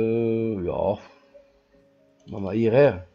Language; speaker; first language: German; non-native, learner; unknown